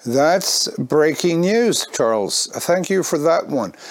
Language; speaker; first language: English; non-native, fluent; Norwegian